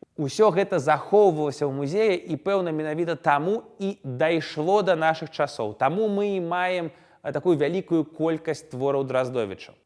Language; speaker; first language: Belarusian; non-native, local second language; Russian